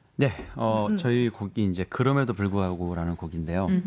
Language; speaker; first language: Korean; native; Korean